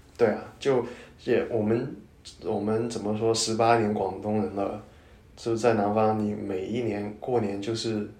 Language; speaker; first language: Chinese; non-native, local second language; Cantonese